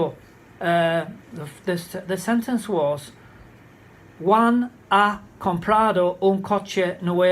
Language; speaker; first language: Spanish; non-native, learner; English